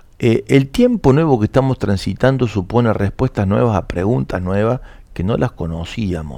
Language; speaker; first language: Spanish; native; Spanish